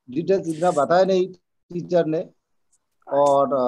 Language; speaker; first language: Hindi; non-native, local second language; Bangla